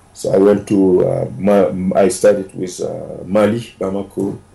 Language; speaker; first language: English; non-native, fluent; Wolof